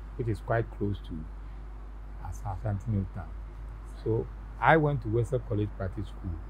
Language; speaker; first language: English; non-native, local second language; Akan